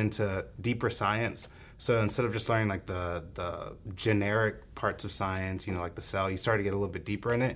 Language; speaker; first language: English; native; English